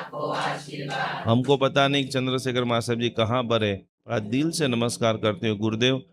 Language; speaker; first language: Hindi; non-native, local second language; Gujarati